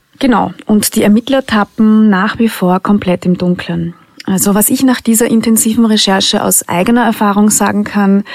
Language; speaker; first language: German; native; German